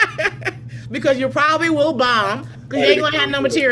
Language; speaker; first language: English; native; English